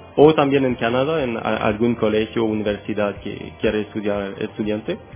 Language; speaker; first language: Spanish; non-native, fluent; French